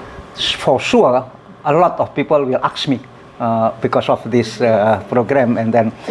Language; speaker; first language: English; non-native, learner; Indonesian